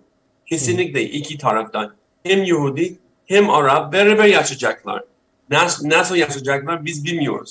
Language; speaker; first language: Turkish; non-native, fluent; English